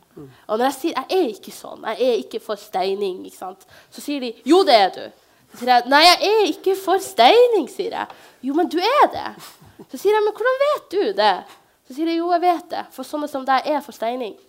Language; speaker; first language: Norwegian; early bilingual, other home language; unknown